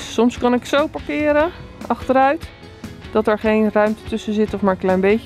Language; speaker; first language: Dutch; native; Dutch